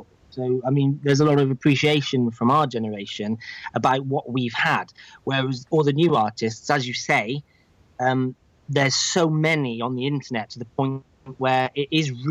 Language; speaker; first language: English; native; English